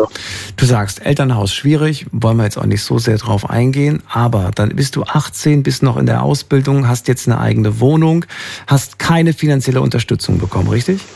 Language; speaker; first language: German; native; German